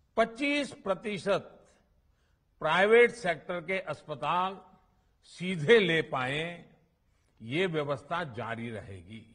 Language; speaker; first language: Hindi; non-native, local second language; Gujarati